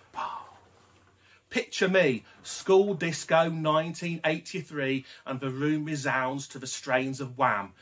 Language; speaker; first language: English; native; English